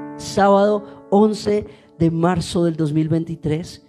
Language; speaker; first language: Spanish; native; Spanish